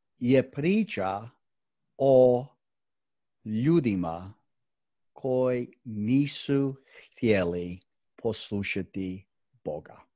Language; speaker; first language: Croatian; early bilingual, heritage; Croatian